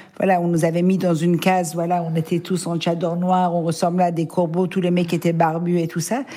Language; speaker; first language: French; non-native, fluent; Persian